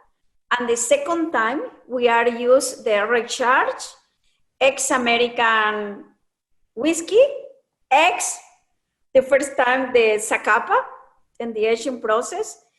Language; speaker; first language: English; non-native, learner; Spanish